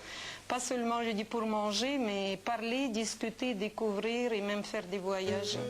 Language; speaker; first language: French; non-native, fluent; Ukrainian